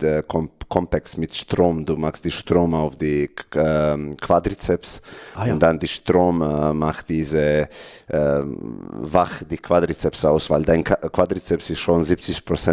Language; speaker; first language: German; non-native, learner; Serbian